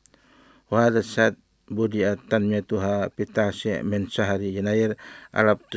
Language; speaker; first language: Arabic; non-native, fluent; Indonesian